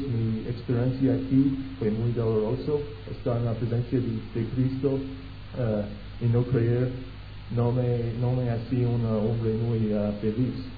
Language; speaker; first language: Spanish; non-native, fluent; English